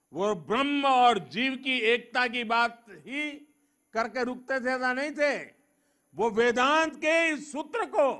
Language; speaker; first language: Hindi; non-native, local second language; Gujarati